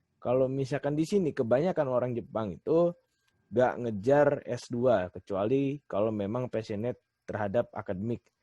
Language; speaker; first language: Indonesian; native; Indonesian